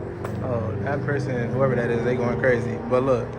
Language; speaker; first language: English; native; English